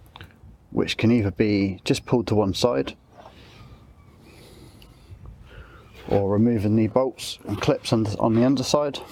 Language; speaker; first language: English; native; English